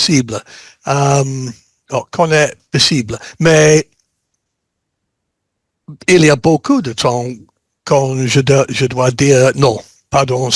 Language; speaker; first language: French; non-native, learner; English